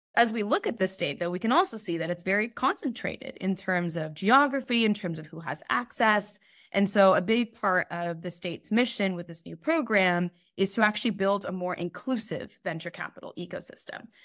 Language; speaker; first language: English; native; English